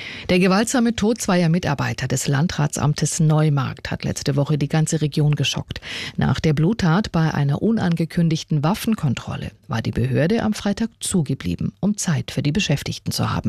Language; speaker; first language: German; native; German